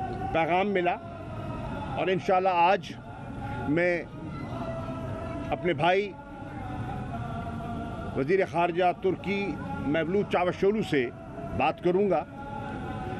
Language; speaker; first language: Urdu; non-native, local second language; Saraiki